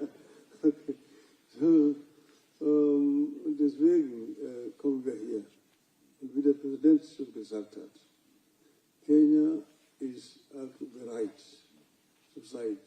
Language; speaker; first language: German; non-native, fluent; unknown